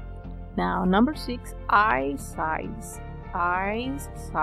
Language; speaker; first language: English; non-native, fluent; Spanish